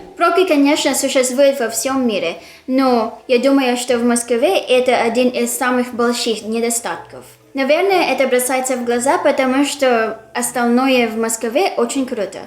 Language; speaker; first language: Russian; non-native, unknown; Filipino